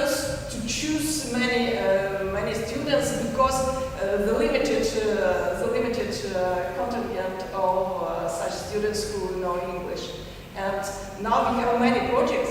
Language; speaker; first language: English; non-native, learner; Ukrainian